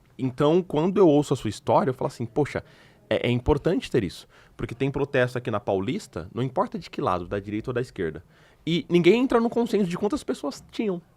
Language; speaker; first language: Portuguese; native; Portuguese